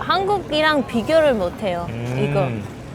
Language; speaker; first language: Korean; non-native, fluent; Dutch